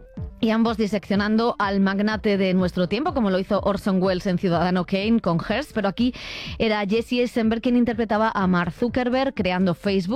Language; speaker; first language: Spanish; native; Spanish